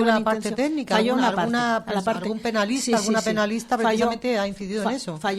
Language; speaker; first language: Spanish; native; Spanish